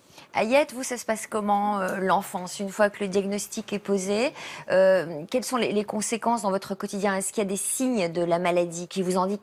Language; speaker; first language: French; native; French